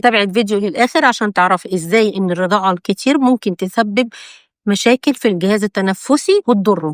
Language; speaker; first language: Arabic; native; Arabic